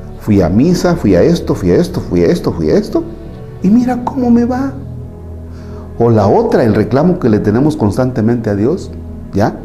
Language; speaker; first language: Spanish; native; Spanish